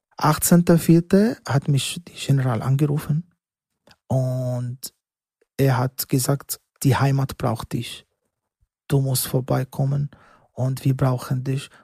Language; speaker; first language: German; non-native, learner; Arabic